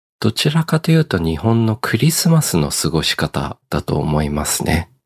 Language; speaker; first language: Japanese; early bilingual, heritage; Japanese